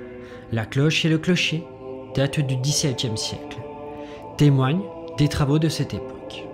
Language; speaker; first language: French; native; French